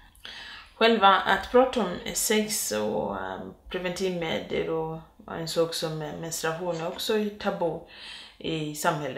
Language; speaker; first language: Swedish; non-native, fluent; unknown